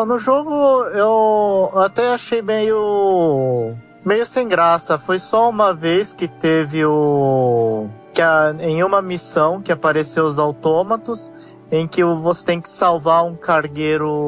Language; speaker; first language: Portuguese; native; Portuguese